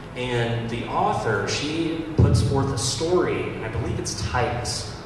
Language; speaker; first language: English; native; English